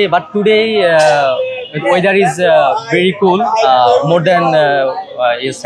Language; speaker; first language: English; non-native, learner; Bangla